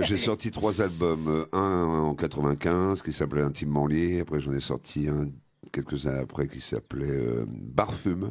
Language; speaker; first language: French; native; French